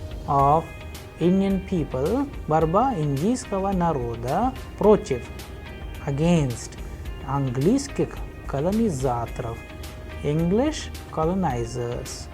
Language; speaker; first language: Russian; non-native, fluent; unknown